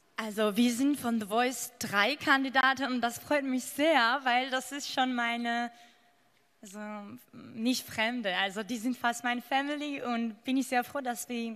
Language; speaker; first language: German; non-native, fluent; Georgian